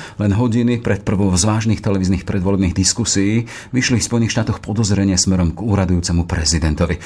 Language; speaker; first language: Slovak; native; Slovak